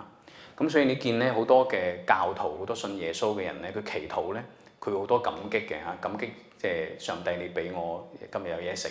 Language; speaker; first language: Cantonese; native; Cantonese